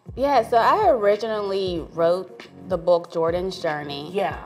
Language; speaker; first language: English; native; English